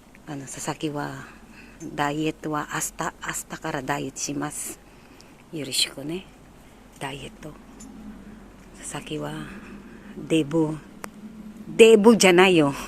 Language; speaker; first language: Japanese; non-native, learner; Filipino